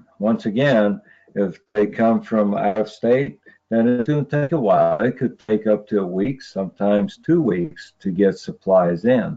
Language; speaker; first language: English; native; English